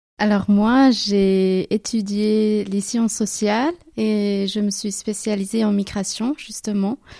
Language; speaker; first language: French; non-native, local second language; Tamil